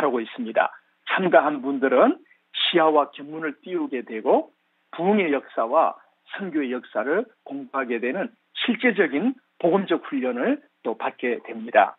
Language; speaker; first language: Korean; native; Korean